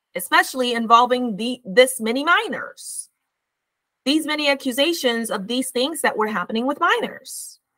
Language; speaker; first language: English; native; English